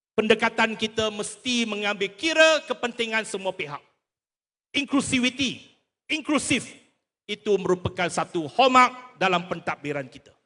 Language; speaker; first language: Malay; non-native, local second language; Chinese